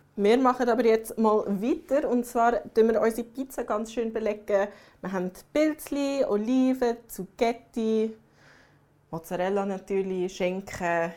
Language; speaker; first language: German; early bilingual, other home language; English